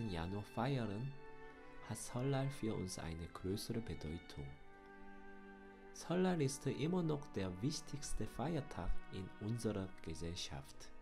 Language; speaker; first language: German; non-native, fluent; Korean